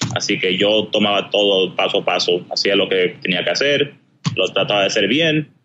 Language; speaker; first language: Spanish; early bilingual, heritage; Spanish